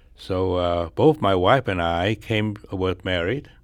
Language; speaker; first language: English; non-native, fluent; Chinese